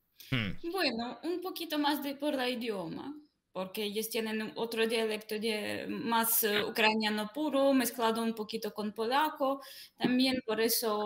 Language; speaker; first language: Spanish; non-native, fluent; Russian